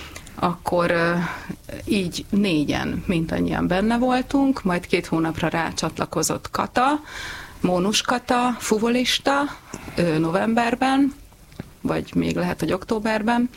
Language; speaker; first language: Hungarian; native; Hungarian